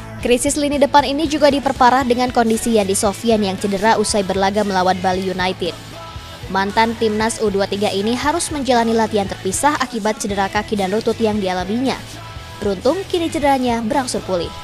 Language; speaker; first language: Indonesian; native; Indonesian